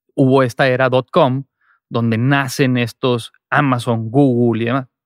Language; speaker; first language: Spanish; native; Spanish